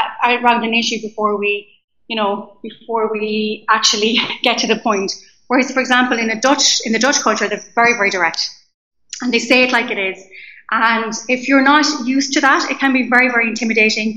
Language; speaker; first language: English; native; English